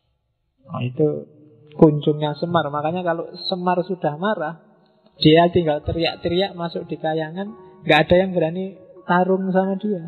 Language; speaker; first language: Indonesian; non-native, local second language; Javanese